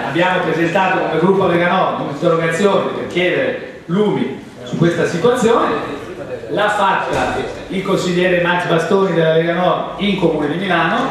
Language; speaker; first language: Italian; native; Italian